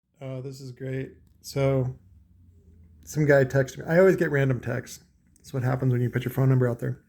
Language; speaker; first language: English; native; English